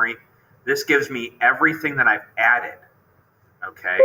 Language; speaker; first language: English; native; English